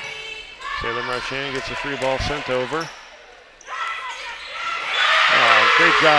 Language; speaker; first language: English; native; English